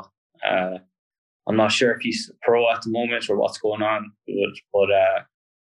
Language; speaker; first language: English; native; English